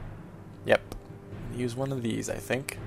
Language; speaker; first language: English; native; English